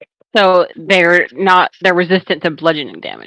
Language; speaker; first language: English; native; English